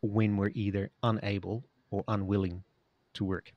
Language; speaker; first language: English; native; English